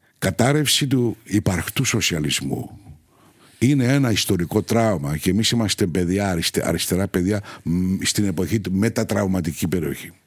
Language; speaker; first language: Greek; non-native, local second language; Turkish